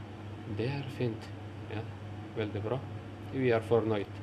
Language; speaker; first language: Norwegian; non-native, learner; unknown